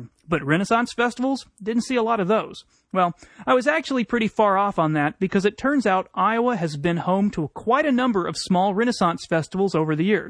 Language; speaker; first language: English; native; English